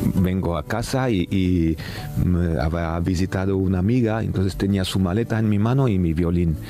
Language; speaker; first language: Spanish; non-native, fluent; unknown